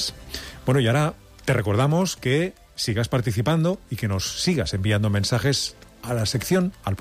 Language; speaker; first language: Spanish; native; Spanish